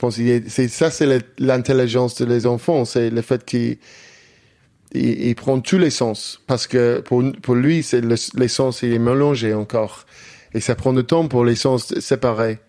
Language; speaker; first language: French; non-native, learner; English